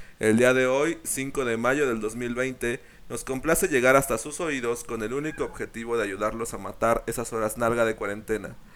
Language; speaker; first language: Spanish; native; Spanish